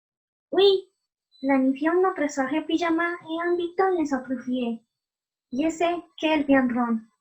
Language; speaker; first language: French; non-native, learner; Spanish